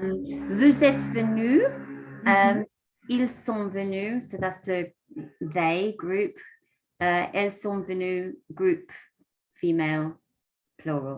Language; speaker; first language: French; non-native, learner; English